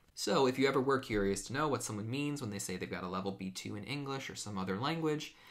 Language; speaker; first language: English; native; English